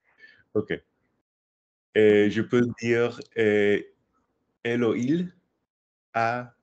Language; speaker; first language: French; non-native, learner; English